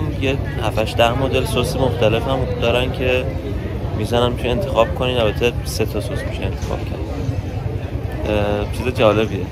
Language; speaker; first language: Persian; native; Persian